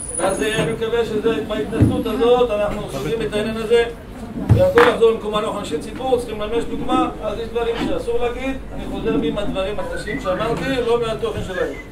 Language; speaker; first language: Hebrew; native; Hebrew